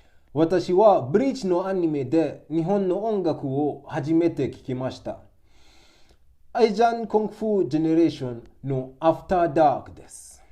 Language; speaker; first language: Japanese; non-native, learner; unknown